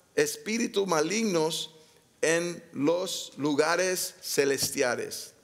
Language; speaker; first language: Spanish; non-native, learner; English